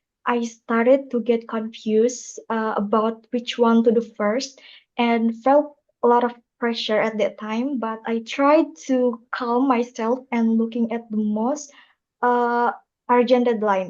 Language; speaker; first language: English; non-native, learner; Indonesian